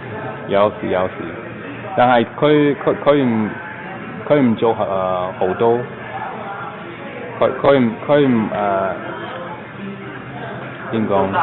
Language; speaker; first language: Cantonese; non-native, learner; English